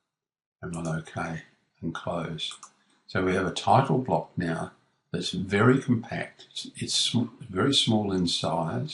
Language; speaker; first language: English; native; English